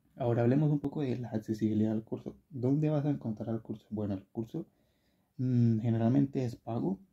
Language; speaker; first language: Spanish; native; Spanish